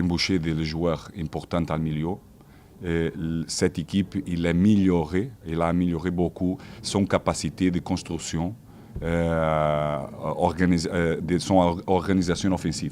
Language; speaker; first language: French; non-native, fluent; Portuguese